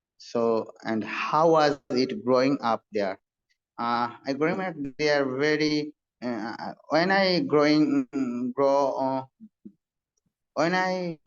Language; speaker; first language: English; non-native, learner; Bangla